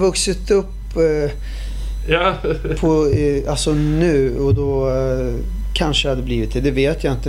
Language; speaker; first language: Swedish; early bilingual, other home language; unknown